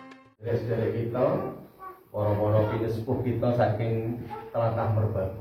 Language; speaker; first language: Indonesian; non-native, local second language; Javanese